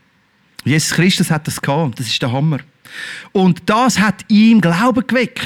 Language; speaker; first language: German; native; German